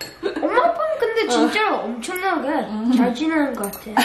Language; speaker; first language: Korean; early bilingual, heritage; Korean